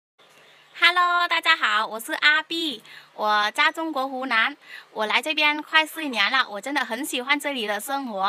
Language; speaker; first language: Chinese; non-native, fluent; Vietnamese